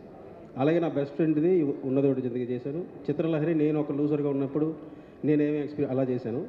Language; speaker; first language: Telugu; native; Telugu